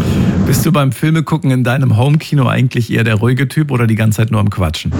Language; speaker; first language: German; native; German